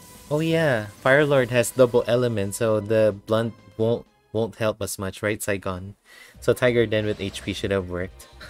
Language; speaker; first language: English; non-native, local second language; Filipino